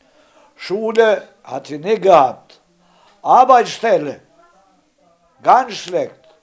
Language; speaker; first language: German; non-native, learner; Romany